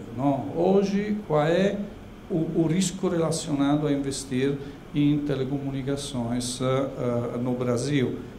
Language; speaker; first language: Portuguese; non-native, fluent; Italian